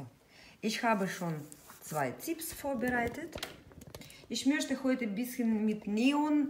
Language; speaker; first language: German; non-native, fluent; Russian